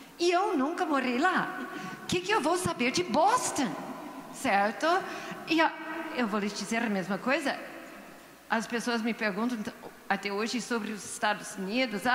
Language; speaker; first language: Portuguese; non-native, fluent; English